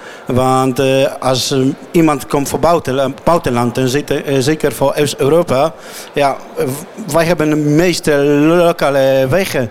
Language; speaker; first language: Dutch; non-native, learner; Polish